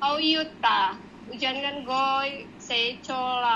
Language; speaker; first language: Chinese; non-native, learner; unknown